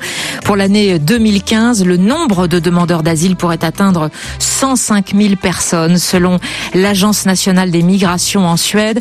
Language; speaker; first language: French; native; French